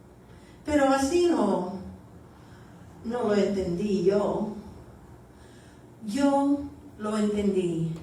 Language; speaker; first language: Spanish; early bilingual, heritage; Spanish